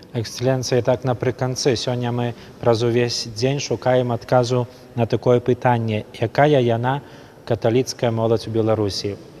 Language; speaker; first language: Belarusian; native; Belarusian